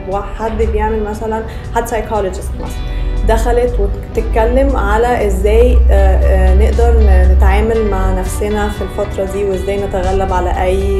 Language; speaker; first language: Arabic; native; Arabic